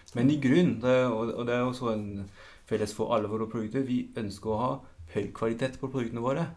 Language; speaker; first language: Norwegian; non-native, fluent; French